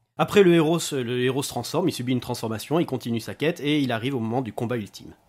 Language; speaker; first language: French; native; French